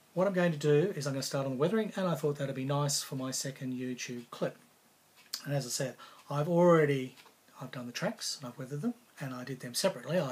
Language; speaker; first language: English; native; English